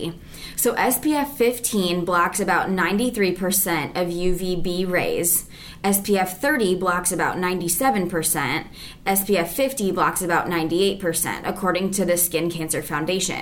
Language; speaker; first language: English; native; English